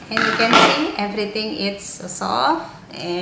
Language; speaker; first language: English; non-native, learner; Indonesian